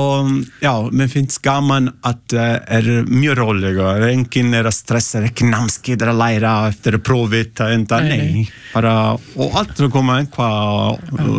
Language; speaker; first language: Icelandic; non-native, learner; Italian